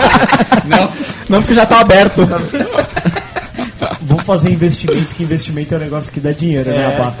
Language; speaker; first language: Portuguese; native; Portuguese